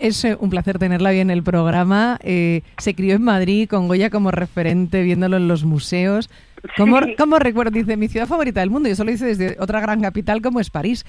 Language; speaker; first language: Spanish; native; Spanish